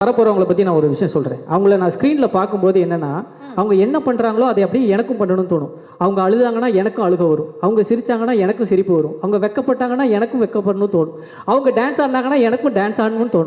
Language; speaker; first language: Tamil; native; Tamil